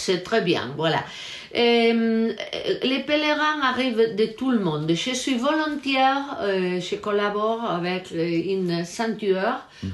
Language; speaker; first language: French; non-native, learner; Galician